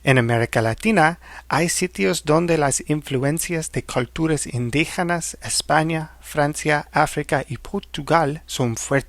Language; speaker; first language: Spanish; non-native, fluent; English